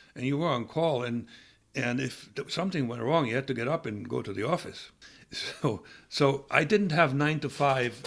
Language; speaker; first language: English; non-native, fluent; German